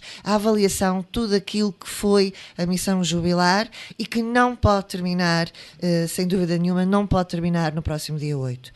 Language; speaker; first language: Portuguese; native; Portuguese